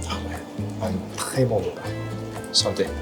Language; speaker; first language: French; non-native, fluent; Spanish